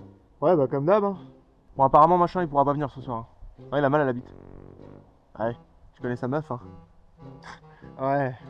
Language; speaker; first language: French; native; French